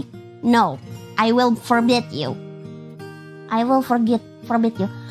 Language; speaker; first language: English; non-native, fluent; Indonesian